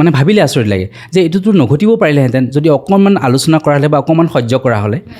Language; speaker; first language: Assamese; native; Assamese